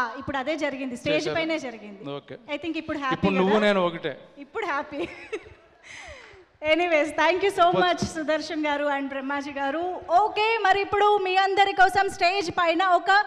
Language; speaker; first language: Telugu; native; Telugu